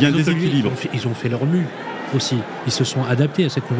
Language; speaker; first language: French; native; French